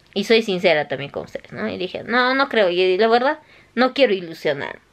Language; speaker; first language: Spanish; native; Spanish